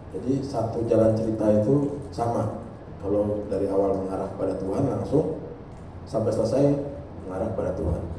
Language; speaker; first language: Indonesian; native; Indonesian